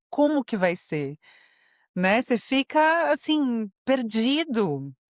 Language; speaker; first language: Portuguese; native; Portuguese